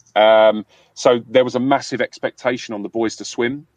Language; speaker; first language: English; native; English